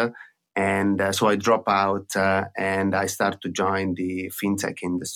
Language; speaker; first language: English; non-native, fluent; Italian